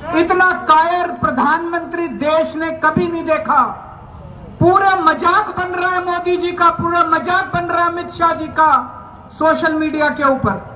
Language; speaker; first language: Hindi; native; Hindi